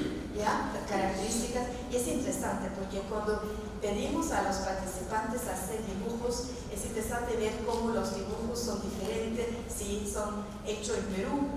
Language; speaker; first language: Spanish; non-native, fluent; Norwegian